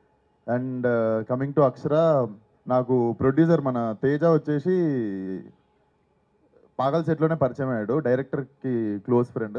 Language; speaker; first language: Telugu; native; Telugu